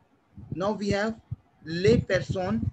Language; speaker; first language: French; non-native, fluent; Hindi